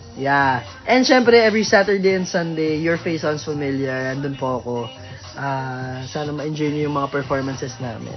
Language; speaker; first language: Filipino; native; Filipino